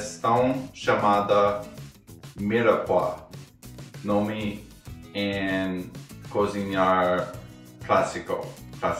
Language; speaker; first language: Portuguese; non-native, learner; English